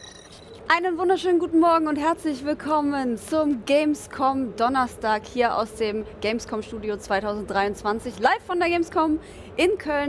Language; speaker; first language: German; native; German